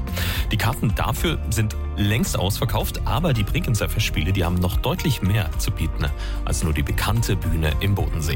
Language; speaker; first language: German; native; German